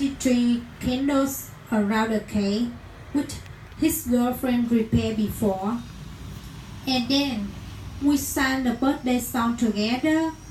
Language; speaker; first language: English; non-native, learner; Vietnamese